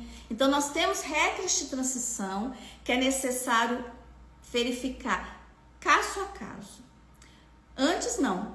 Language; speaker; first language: Portuguese; native; Portuguese